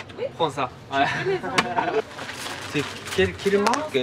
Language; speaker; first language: French; non-native, learner; Japanese